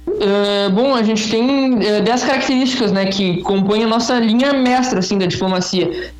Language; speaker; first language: Portuguese; native; Portuguese